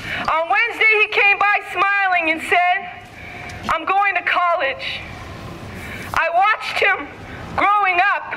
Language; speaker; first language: English; native; English